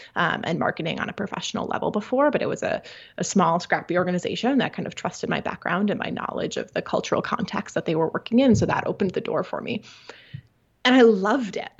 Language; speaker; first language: English; native; English